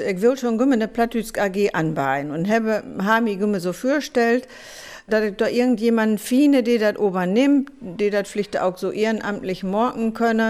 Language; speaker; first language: German; native; German